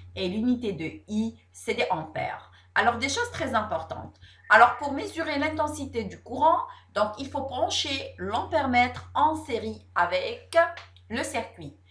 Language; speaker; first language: French; non-native, local second language; Arabic